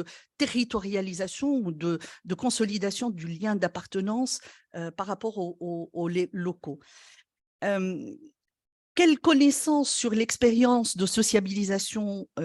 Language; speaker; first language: French; non-native, local second language; Arabic